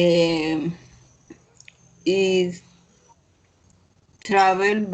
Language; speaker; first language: English; non-native, learner; Spanish